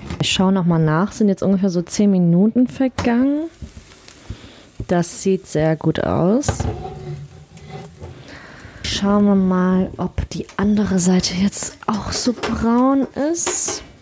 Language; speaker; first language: German; early bilingual, other home language; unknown